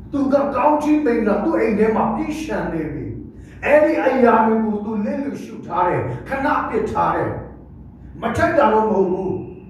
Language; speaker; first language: Burmese; non-native, local second language; Tedim Chin